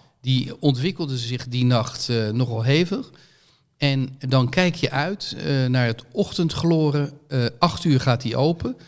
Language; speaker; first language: Dutch; native; Dutch